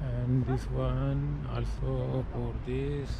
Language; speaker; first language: English; non-native, learner; Urdu